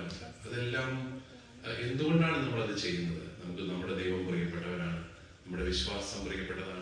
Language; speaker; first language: Malayalam; native; Malayalam